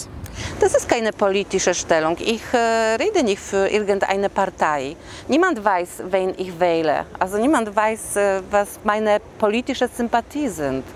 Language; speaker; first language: German; non-native, fluent; Polish